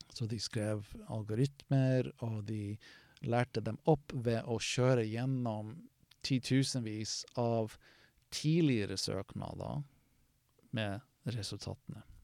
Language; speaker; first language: Norwegian; non-native, fluent; English